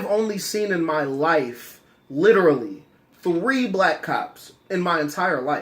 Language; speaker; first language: English; native; English